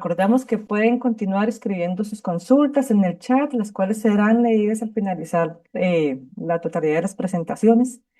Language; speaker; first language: Spanish; native; Spanish